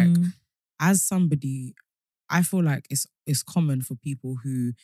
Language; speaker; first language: English; native; English